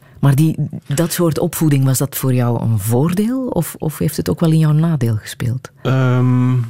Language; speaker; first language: Dutch; native; Dutch